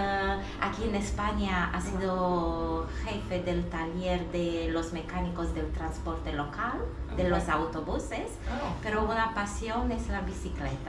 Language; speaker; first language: Spanish; non-native, fluent; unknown